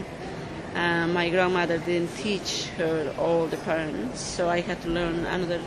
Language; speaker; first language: English; non-native, learner; Spanish